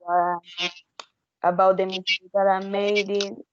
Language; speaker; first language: English; non-native, learner; Spanish